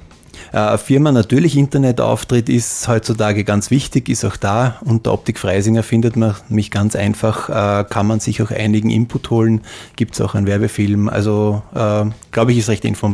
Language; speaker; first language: German; native; German